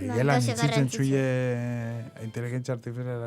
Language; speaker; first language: Basque; native; Basque